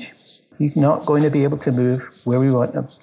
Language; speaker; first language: English; native; English